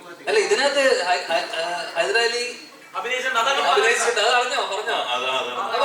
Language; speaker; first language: Malayalam; native; Malayalam